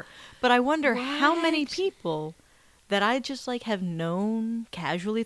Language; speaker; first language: English; native; English